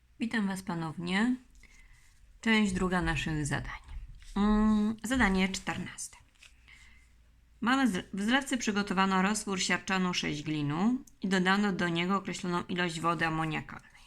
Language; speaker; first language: Polish; native; Polish